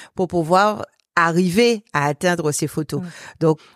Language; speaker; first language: French; native; French